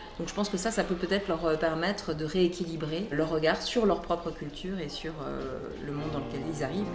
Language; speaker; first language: French; native; French